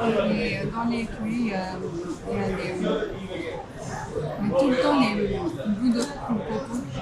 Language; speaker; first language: French; non-native, fluent; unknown